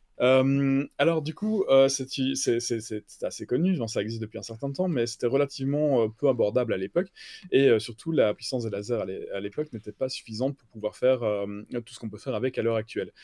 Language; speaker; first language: French; native; French